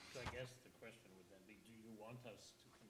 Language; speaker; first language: English; native; English